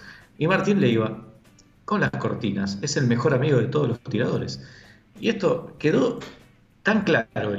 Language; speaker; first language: Spanish; native; Spanish